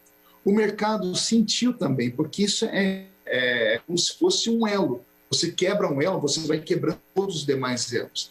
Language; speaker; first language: Portuguese; native; Portuguese